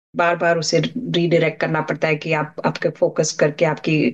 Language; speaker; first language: Hindi; non-native, local second language; Marathi